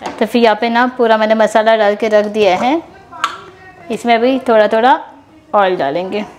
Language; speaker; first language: Hindi; non-native, local second language; Konkani